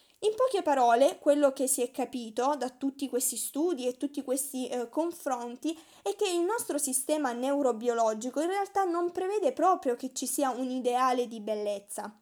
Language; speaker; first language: Italian; native; Italian